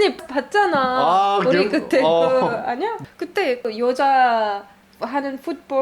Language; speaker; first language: Korean; non-native, fluent; Arabic